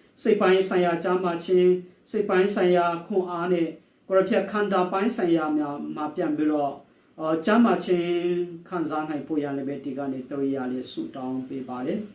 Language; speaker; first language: Burmese; non-native, local second language; Hakha Chin